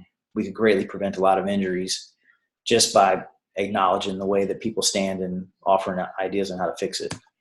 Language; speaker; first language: English; native; English